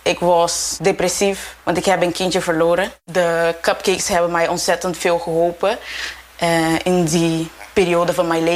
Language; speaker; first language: Dutch; non-native, learner; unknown